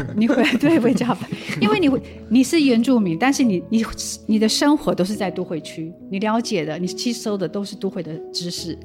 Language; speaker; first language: Chinese; non-native, local second language; Amis